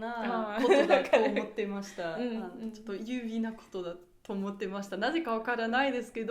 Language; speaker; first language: Japanese; non-native, learner; German